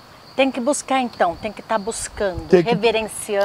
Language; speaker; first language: Portuguese; native; Portuguese